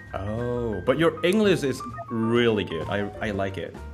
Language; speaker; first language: English; non-native, fluent; Indonesian